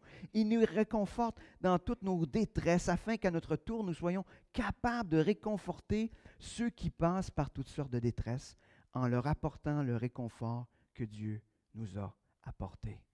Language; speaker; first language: French; native; French